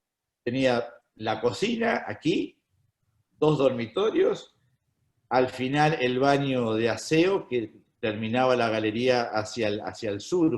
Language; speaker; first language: Spanish; native; Spanish